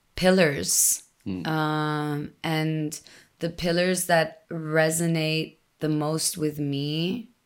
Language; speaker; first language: English; early bilingual, other home language; Spanish